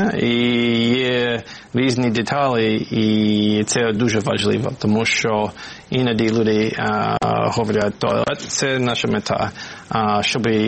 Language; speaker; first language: Ukrainian; non-native, fluent; English